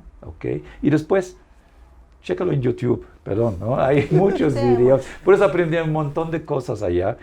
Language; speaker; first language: Spanish; non-native, fluent; German